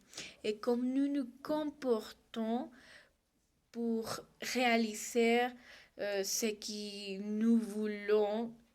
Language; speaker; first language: French; non-native, learner; Spanish